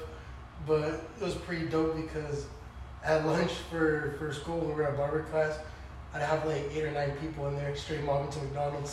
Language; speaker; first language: English; native; English